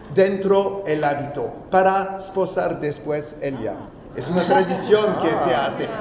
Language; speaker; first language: Spanish; non-native, learner; French